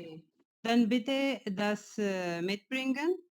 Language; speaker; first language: German; non-native, learner; Urdu